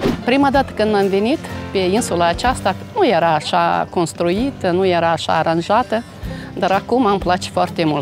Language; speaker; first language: Romanian; non-native, fluent; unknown